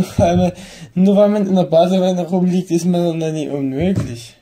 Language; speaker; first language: German; native; German